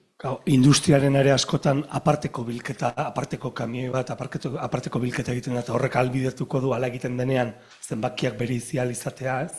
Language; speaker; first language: Basque; native; Basque